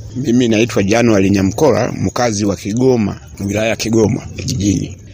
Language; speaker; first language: Swahili; non-native, local second language; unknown